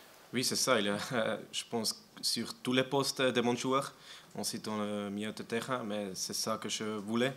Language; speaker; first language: French; non-native, learner; German